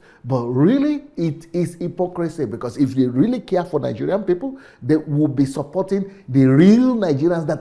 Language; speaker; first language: English; non-native, local second language; Yoruba